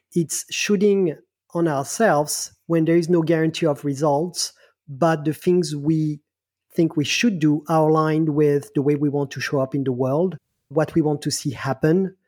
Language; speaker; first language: English; non-native, fluent; French